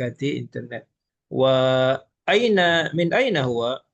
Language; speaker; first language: Arabic; non-native, fluent; Malay